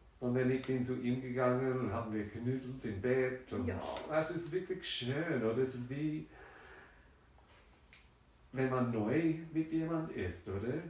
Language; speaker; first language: German; non-native, fluent; French